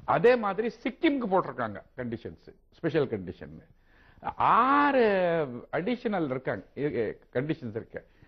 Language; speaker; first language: Tamil; non-native, local second language; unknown